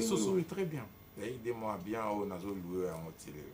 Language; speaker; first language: French; non-native, local second language; Lingala